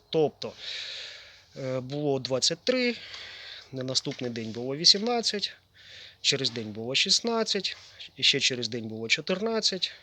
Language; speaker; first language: Ukrainian; native; Ukrainian